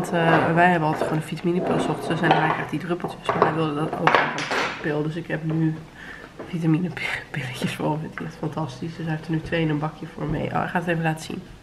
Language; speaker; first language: Dutch; native; Dutch